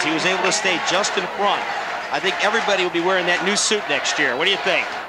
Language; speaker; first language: English; native; English